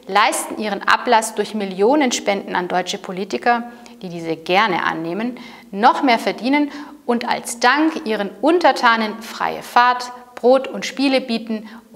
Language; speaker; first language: German; native; German